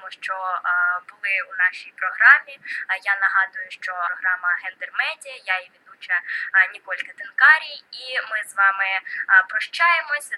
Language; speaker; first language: Ukrainian; native; Ukrainian